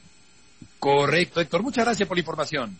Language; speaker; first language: Spanish; native; Spanish